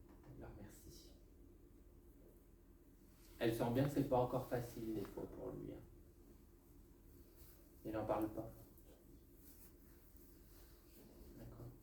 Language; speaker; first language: French; native; French